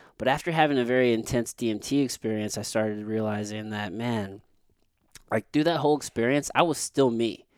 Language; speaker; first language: English; native; English